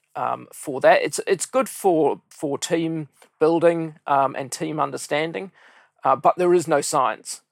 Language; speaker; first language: English; native; English